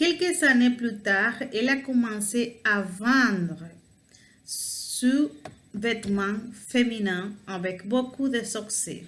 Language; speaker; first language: French; non-native, learner; Spanish